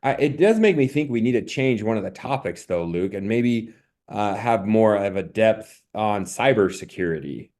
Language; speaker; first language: English; native; English